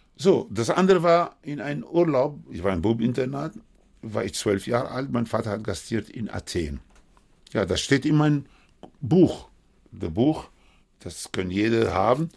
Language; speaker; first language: German; non-native, fluent; Spanish